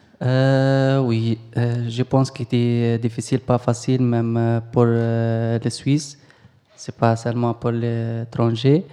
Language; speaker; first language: French; non-native, learner; Arabic